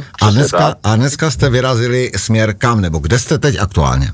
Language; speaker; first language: Czech; native; Czech